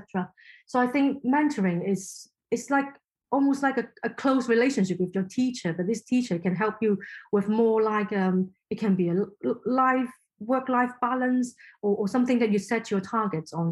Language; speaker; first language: English; non-native, local second language; Cantonese